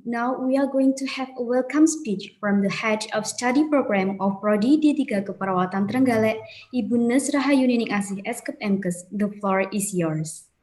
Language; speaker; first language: English; non-native, learner; Indonesian